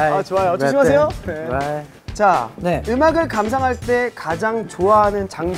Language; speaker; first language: Korean; native; Korean